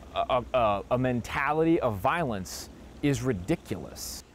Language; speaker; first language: English; native; English